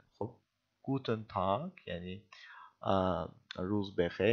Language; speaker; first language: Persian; native; Persian